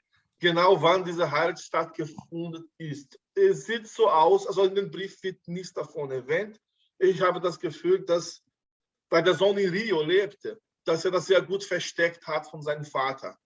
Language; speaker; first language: German; non-native, fluent; Portuguese